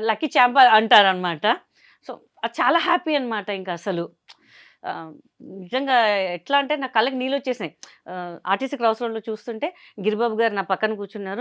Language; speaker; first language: Telugu; non-native, local second language; Hindi